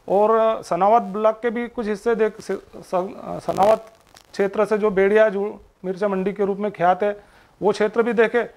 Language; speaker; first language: Hindi; native; Hindi